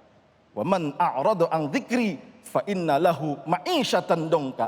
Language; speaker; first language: Indonesian; native; Indonesian